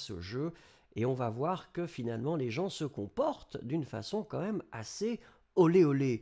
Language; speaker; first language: French; native; French